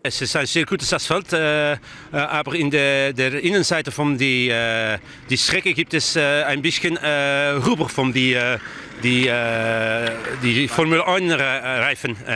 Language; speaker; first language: German; non-native, local second language; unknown